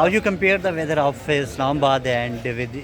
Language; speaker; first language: English; non-native, local second language; Urdu